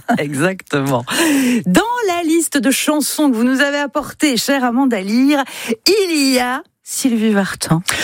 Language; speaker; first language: French; native; French